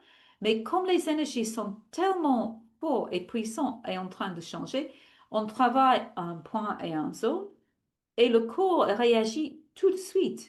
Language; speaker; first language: French; non-native, fluent; English